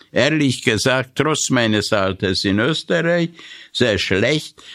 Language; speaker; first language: German; non-native, fluent; Hungarian